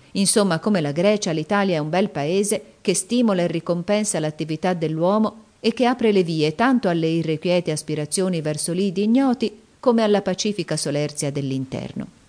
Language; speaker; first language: Italian; native; Italian